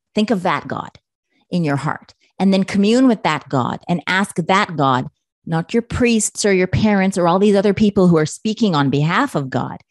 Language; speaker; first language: English; native; English